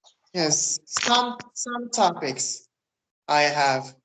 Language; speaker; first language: English; non-native, learner; Turkish